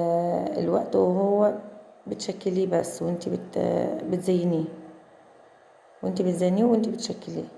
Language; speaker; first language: Arabic; native; Arabic